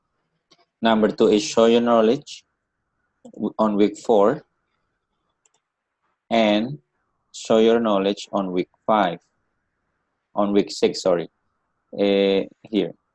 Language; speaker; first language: English; non-native, learner; Indonesian